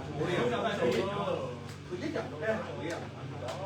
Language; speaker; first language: Cantonese; native; Cantonese